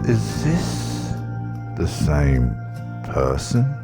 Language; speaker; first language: English; native; English